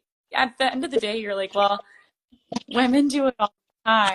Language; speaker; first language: English; native; English